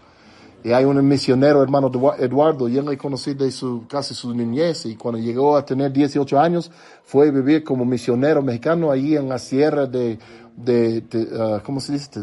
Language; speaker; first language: Spanish; non-native, fluent; English